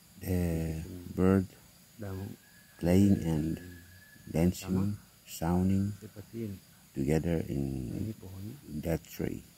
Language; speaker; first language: English; non-native, learner; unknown